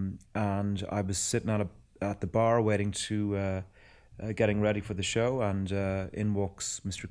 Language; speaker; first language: English; native; English